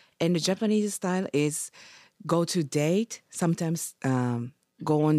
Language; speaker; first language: English; non-native, learner; Japanese